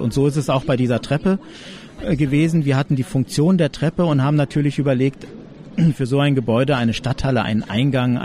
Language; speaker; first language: German; native; German